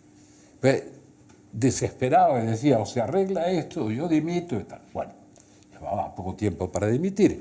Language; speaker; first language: Spanish; native; Spanish